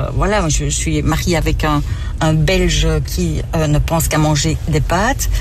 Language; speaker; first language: French; native; French